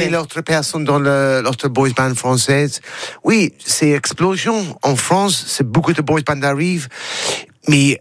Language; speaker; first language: French; non-native, learner; English